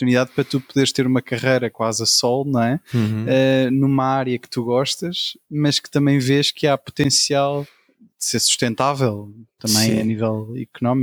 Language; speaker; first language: Portuguese; native; Portuguese